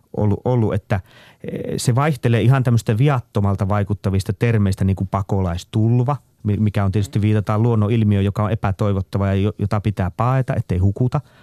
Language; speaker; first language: Finnish; native; Finnish